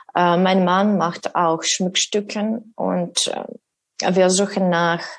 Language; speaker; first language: German; non-native, learner; Ukrainian